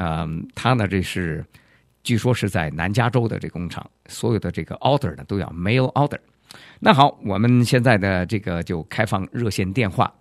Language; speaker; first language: Chinese; native; Chinese